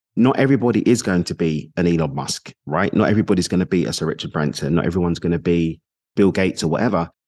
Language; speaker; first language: English; native; English